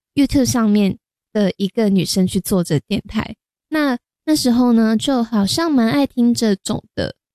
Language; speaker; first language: Chinese; non-native, local second language; Cantonese